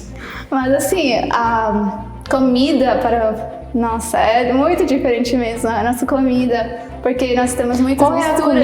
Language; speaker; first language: Portuguese; non-native, fluent; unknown